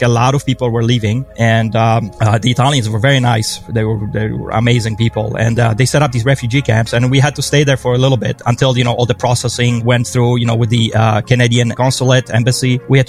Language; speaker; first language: English; non-native, fluent; Polish